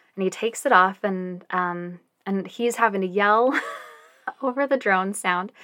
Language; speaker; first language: English; native; English